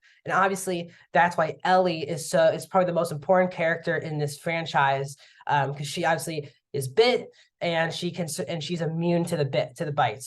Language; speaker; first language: English; native; English